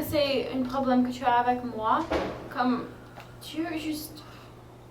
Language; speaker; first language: French; non-native, fluent; English